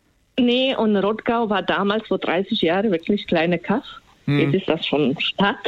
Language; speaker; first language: German; non-native, fluent; Slovak